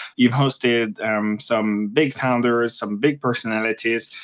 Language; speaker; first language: English; non-native, fluent; French